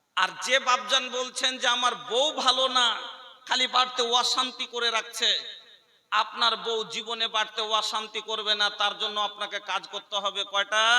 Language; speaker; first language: Bangla; non-native, local second language; Bhojpuri